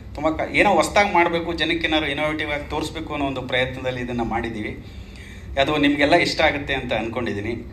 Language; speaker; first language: Kannada; native; Kannada